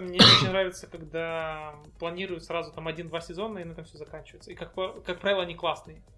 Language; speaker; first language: Russian; native; Russian